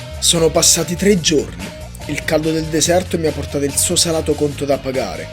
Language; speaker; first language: Italian; native; Italian